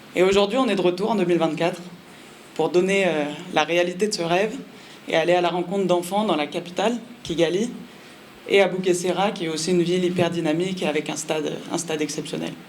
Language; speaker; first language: French; native; French